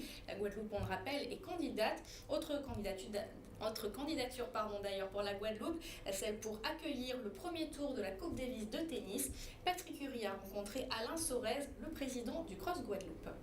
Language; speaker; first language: French; native; French